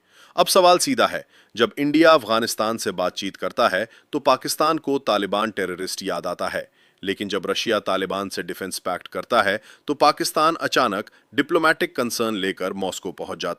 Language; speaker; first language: Hindi; native; Hindi